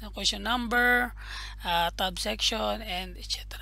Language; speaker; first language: English; non-native, local second language; Filipino